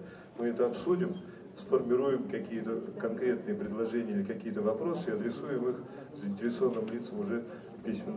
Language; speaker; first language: Russian; native; Russian